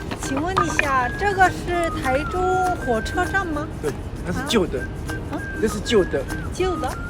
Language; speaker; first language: Chinese; non-native, learner; Korean